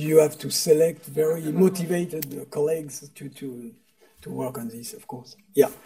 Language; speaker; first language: English; non-native, fluent; French